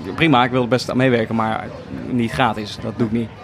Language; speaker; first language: Dutch; native; Dutch